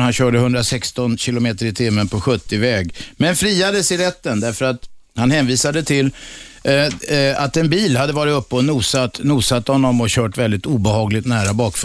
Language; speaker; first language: Swedish; native; Swedish